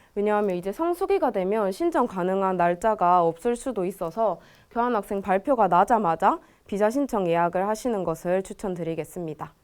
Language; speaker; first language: Korean; native; Korean